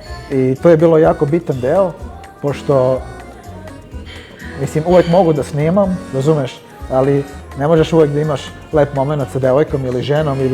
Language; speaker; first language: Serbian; early bilingual, heritage; Serbian